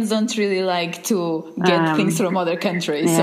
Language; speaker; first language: English; non-native, fluent; Portuguese